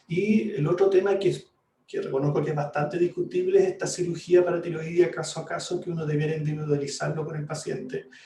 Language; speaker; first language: Spanish; native; Spanish